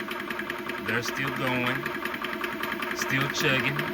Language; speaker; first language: English; native; English